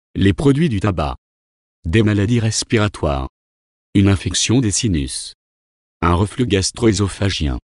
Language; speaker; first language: French; non-native, local second language; Wolof